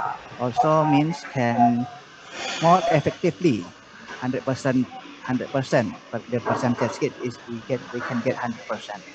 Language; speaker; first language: English; non-native, learner; Indonesian